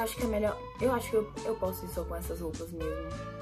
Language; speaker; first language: Portuguese; native; Portuguese